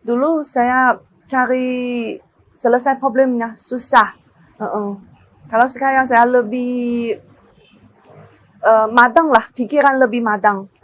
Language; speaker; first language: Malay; non-native, learner; Chinese